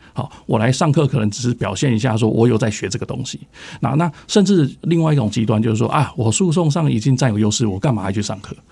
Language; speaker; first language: Chinese; native; Chinese